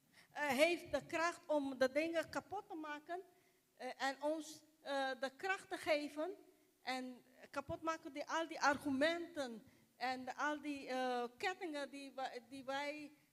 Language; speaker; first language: Dutch; non-native, local second language; Papiamento